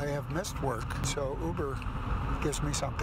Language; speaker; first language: English; native; English